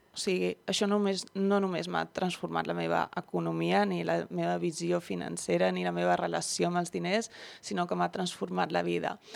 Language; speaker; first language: Catalan; early bilingual, other home language; Dutch